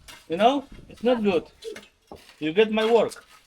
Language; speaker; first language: English; non-native, learner; Polish